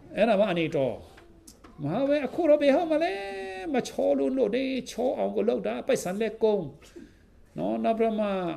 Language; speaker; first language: Burmese; non-native, local second language; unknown